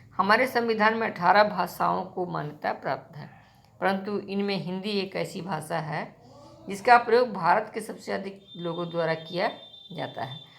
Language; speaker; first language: Hindi; native; Hindi